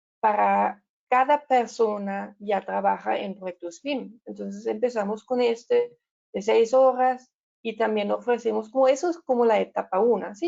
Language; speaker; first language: Spanish; non-native, learner; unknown